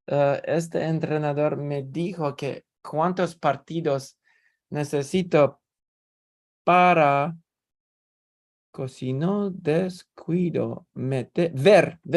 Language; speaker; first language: Spanish; non-native, learner; English